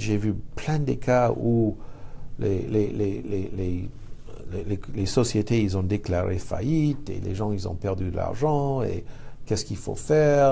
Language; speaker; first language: French; non-native, fluent; English